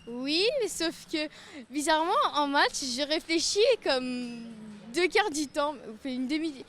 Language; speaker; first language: French; native; French